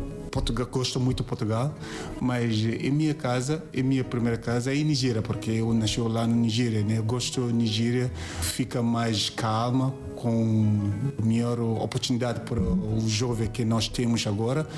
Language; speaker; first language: Portuguese; non-native, learner; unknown